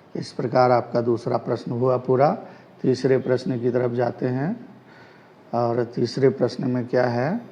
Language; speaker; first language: Hindi; native; Hindi